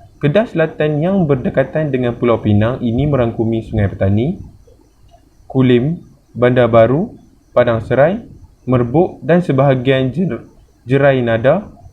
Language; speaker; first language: Malay; native; Malay